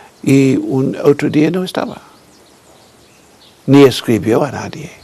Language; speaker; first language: Spanish; non-native, fluent; English